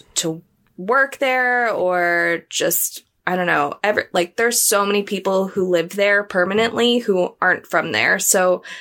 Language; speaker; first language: English; native; English